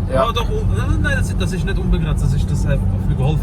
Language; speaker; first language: German; native; German